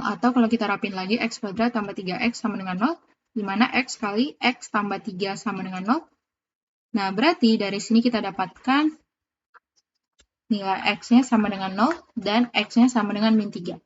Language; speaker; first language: Indonesian; native; Indonesian